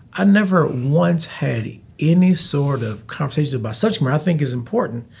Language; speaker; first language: English; native; English